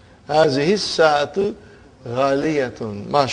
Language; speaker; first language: Arabic; non-native, fluent; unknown